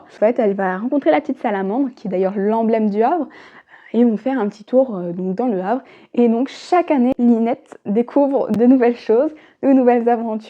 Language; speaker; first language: French; native; French